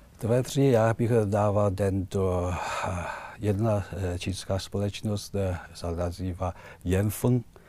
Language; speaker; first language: Czech; non-native, fluent; Chinese